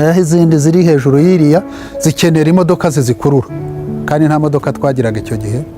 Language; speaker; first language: Kinyarwanda; early bilingual, heritage; Kinyarwanda